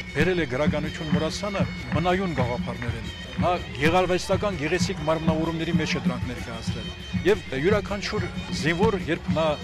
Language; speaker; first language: Armenian; native; Armenian